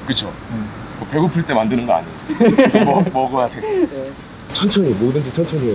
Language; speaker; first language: Korean; native; Korean